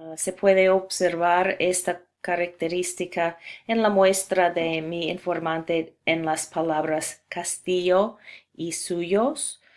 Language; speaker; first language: Spanish; non-native, fluent; English